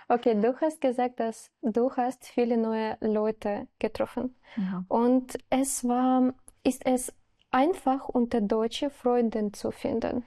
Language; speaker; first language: German; non-native, learner; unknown